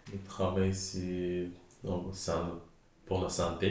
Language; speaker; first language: French; non-native, learner; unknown